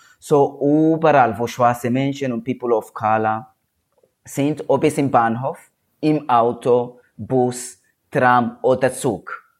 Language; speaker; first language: German; non-native, learner; Swahili